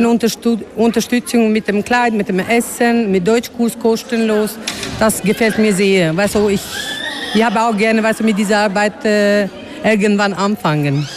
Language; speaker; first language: German; non-native, learner; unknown